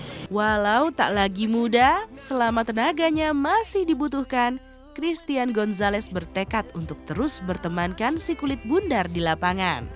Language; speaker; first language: Indonesian; native; Indonesian